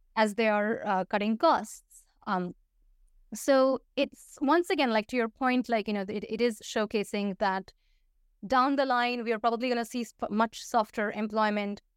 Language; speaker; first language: English; non-native, fluent; Hindi